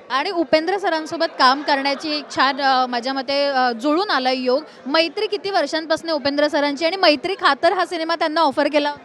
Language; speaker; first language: Marathi; native; Marathi